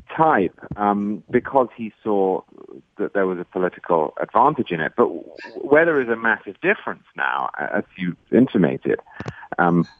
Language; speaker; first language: English; native; English